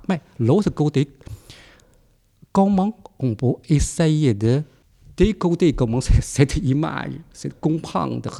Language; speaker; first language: French; non-native, fluent; Chinese